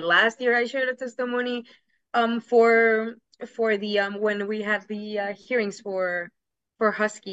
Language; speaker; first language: English; early bilingual, other home language; Spanish